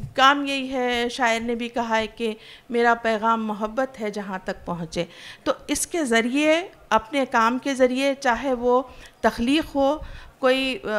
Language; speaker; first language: Hindi; non-native, local second language; Urdu